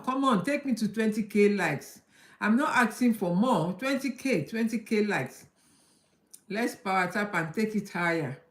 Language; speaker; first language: English; non-native, local second language; Yoruba